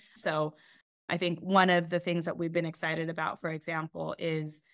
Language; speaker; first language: English; native; English